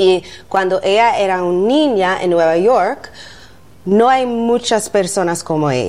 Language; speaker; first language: Spanish; non-native, learner; English